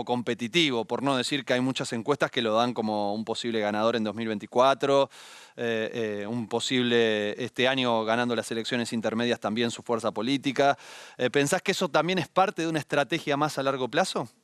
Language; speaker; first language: Spanish; native; Spanish